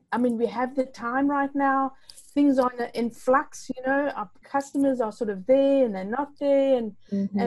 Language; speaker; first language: English; non-native, local second language; Afrikaans